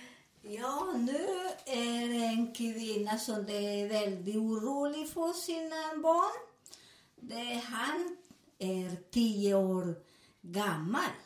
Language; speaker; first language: Swedish; non-native, fluent; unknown